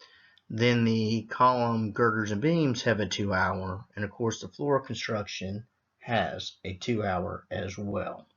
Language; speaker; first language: English; native; English